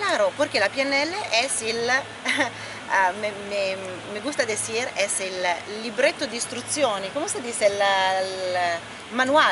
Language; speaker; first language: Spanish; non-native, fluent; Italian